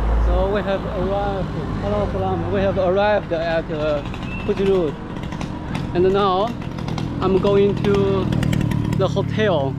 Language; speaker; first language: English; non-native, learner; Chinese